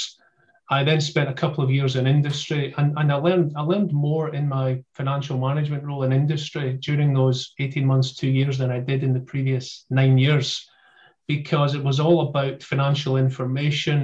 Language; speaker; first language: English; native; English